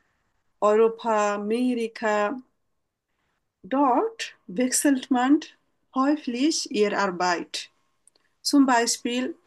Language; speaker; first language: German; non-native, learner; Bangla